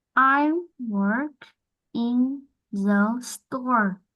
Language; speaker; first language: English; non-native, learner; Vietnamese